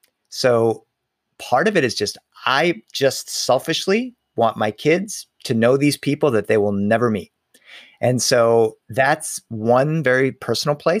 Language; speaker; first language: English; early bilingual, other home language; Spanish